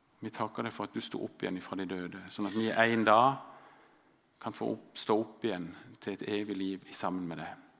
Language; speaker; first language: Norwegian; native; Norwegian